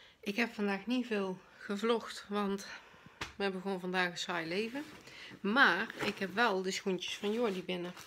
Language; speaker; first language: Dutch; native; Dutch